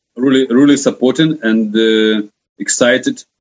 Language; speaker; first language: English; non-native, fluent; Ukrainian